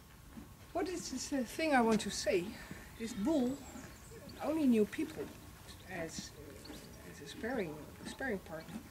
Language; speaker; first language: English; non-native, fluent; Dutch